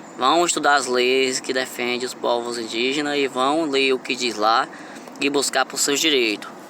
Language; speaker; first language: Portuguese; native; Portuguese